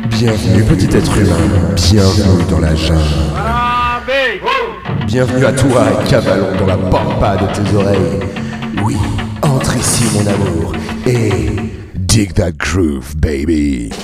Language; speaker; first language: French; native; French